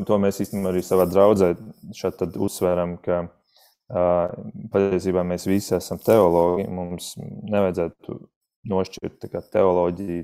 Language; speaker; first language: Latvian; native; Latvian